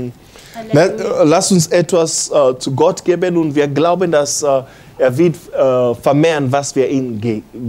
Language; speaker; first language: German; non-native, learner; English